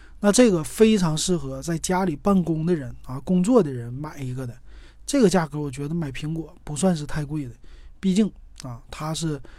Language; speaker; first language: Chinese; native; Chinese